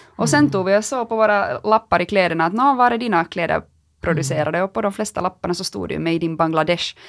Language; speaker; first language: Swedish; native; Swedish